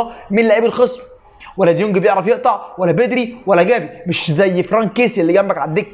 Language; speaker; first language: Arabic; native; Arabic